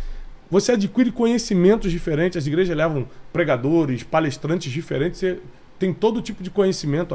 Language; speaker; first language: Portuguese; native; Portuguese